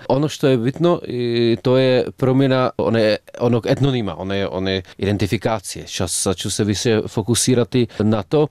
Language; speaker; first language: Croatian; native; Croatian